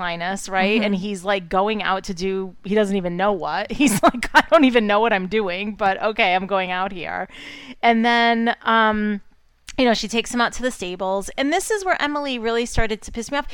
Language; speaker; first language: English; native; English